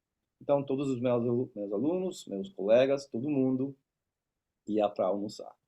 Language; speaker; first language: Portuguese; non-native, fluent; English